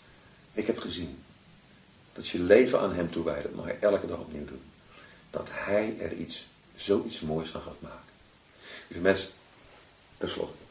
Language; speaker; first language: Dutch; native; Dutch